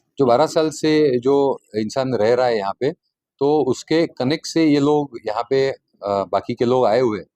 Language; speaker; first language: Hindi; non-native, local second language; Marathi